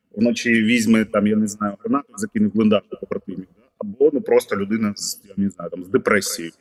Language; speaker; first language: Ukrainian; native; Ukrainian